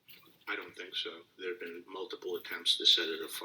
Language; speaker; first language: English; native; English